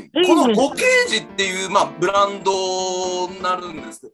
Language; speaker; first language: Japanese; native; Japanese